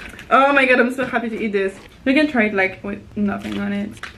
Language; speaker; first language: English; non-native, fluent; French